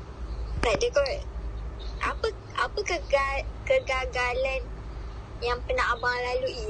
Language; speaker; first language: Malay; native; Malay